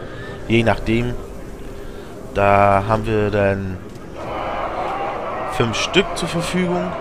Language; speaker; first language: German; native; German